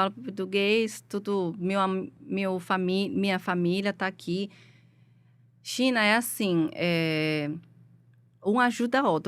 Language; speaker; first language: Portuguese; non-native, learner; Chinese